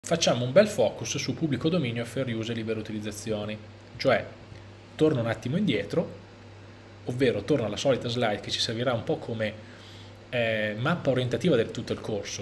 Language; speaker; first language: Italian; native; Italian